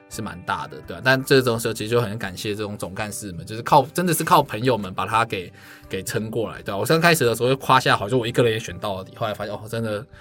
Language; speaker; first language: Chinese; native; Chinese